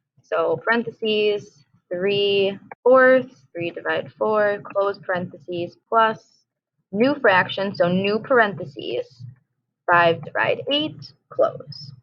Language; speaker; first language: English; native; English